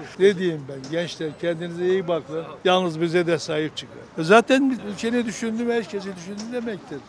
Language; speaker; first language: Turkish; native; Turkish